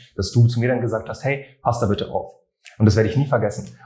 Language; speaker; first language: German; non-native, fluent; French